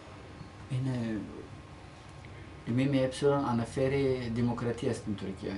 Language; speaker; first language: Greek; non-native, learner; Turkish